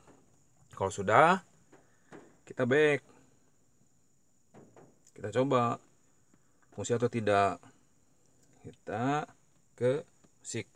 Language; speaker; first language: Indonesian; native; Indonesian